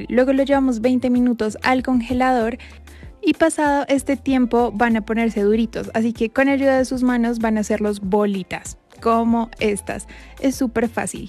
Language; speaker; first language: Spanish; native; Spanish